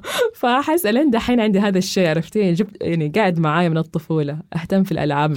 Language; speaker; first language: Arabic; native; Arabic